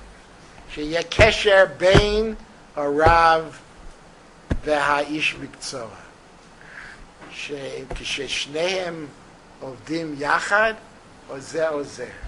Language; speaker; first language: Hebrew; non-native, fluent; English